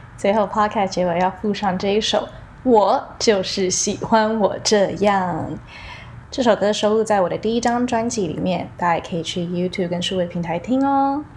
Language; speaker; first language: Chinese; early bilingual, heritage; Chinese